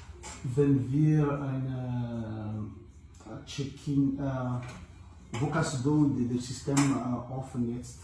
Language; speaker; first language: German; non-native, learner; Malagasy